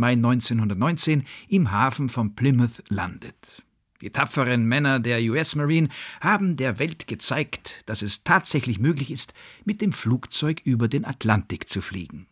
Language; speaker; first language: German; native; German